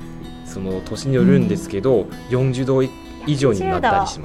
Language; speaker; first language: Japanese; non-native, fluent; Chinese